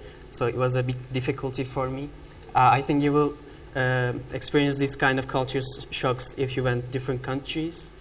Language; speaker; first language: English; non-native, fluent; Turkish